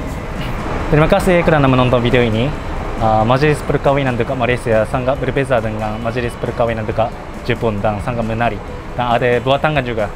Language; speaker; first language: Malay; non-native, learner; Japanese